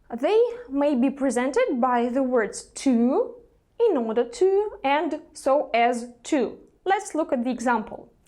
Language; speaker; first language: English; non-native, fluent; Russian